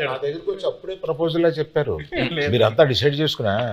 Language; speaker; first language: Telugu; native; Telugu